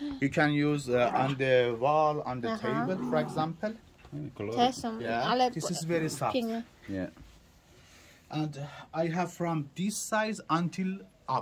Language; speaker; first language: English; non-native, learner; Persian